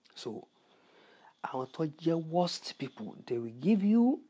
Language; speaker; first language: English; non-native, local second language; Yoruba